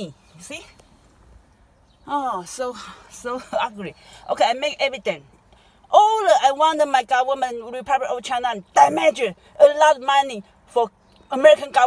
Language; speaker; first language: English; non-native, learner; Chinese